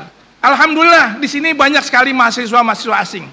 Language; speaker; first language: Indonesian; native; Indonesian